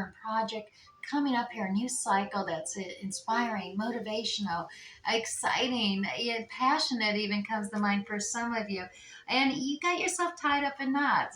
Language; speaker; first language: English; native; English